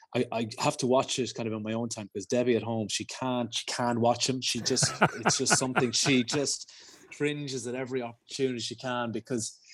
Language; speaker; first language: English; native; English